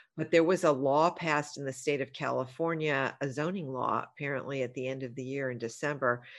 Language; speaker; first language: English; native; English